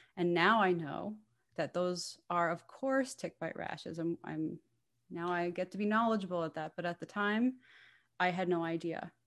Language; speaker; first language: English; native; English